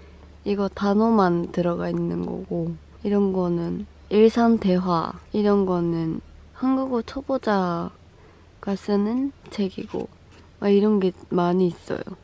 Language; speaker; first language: Korean; non-native, fluent; Japanese